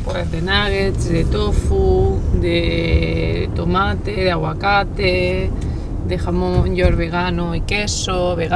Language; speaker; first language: Spanish; native; Spanish